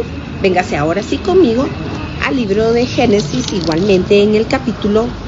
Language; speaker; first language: Spanish; native; Spanish